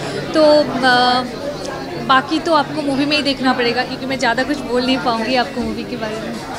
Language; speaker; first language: Hindi; native; Hindi